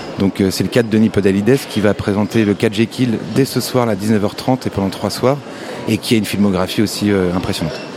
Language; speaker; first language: French; native; French